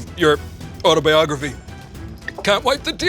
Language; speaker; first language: English; native; English